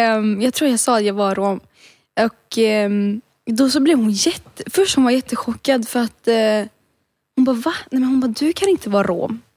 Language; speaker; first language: Swedish; early bilingual, other home language; Romany